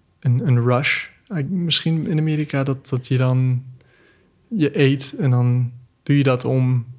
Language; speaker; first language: Dutch; non-native, fluent; English